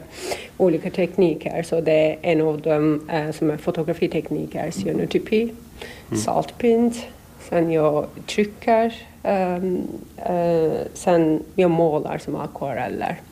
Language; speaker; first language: Swedish; non-native, learner; Turkish